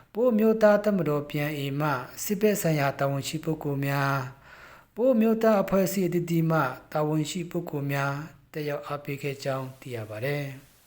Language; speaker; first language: Burmese; non-native, local second language; Pa'o Karen